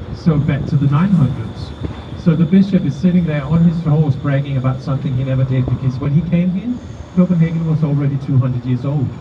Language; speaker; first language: English; non-native, fluent; Danish